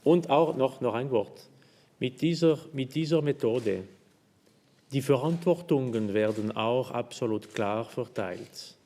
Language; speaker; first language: German; non-native, local second language; French